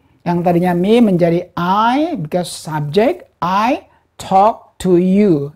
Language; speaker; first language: English; non-native, fluent; Indonesian